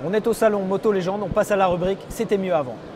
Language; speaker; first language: French; native; French